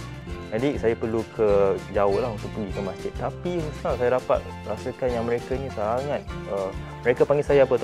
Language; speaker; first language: Malay; native; Malay